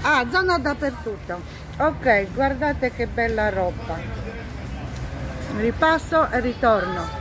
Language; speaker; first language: Italian; non-native, fluent; Polish